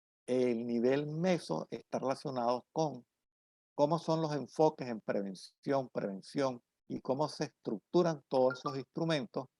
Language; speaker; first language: Spanish; native; Spanish